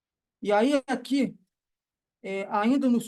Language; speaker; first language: Portuguese; native; Portuguese